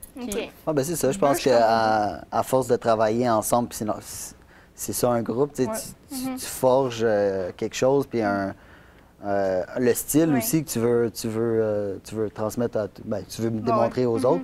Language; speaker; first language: French; native; French